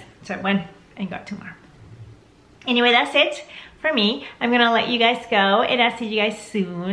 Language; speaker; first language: English; non-native, fluent; Spanish